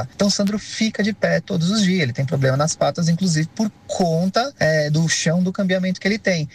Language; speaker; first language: Portuguese; native; Portuguese